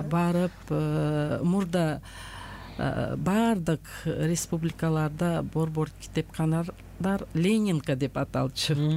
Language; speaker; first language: Kyrgyz; non-native, local second language; Uzbek